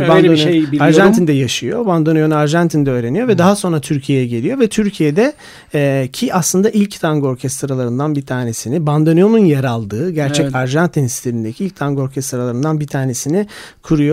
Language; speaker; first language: Turkish; native; Turkish